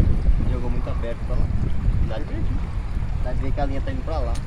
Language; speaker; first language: Portuguese; native; Portuguese